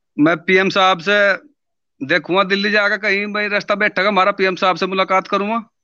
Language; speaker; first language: Hindi; native; Hindi